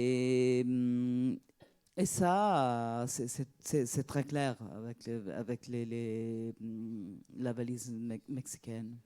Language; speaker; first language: French; non-native, fluent; Italian